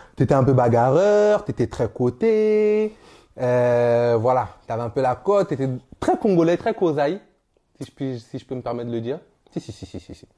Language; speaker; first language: French; native; French